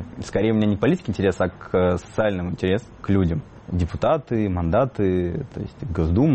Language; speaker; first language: Russian; native; Russian